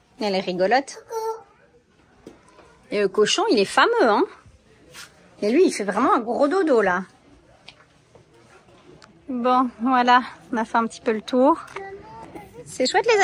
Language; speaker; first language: French; native; French